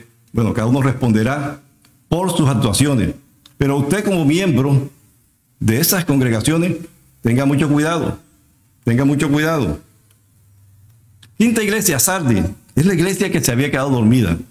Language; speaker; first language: Spanish; native; Spanish